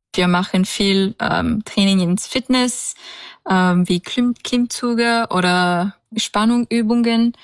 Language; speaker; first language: German; non-native, learner; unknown